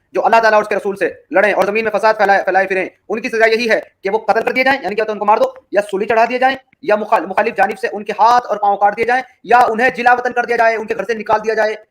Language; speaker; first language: Urdu; native; Urdu